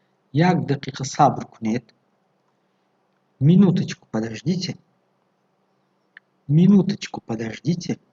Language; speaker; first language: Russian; non-native, fluent; Tajik